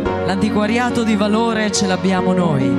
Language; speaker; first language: Italian; native; Italian